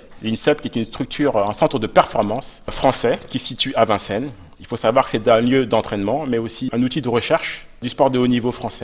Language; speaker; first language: French; native; French